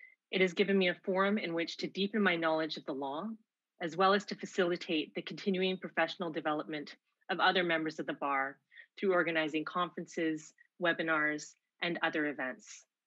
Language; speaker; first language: English; native; English